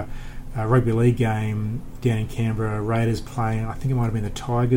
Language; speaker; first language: English; native; English